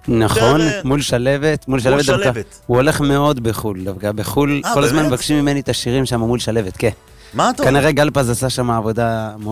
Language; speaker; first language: Hebrew; native; Hebrew